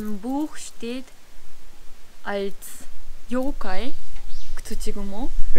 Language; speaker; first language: German; non-native, fluent; Japanese